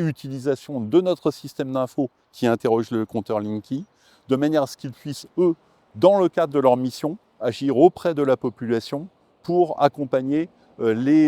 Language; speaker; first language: French; native; French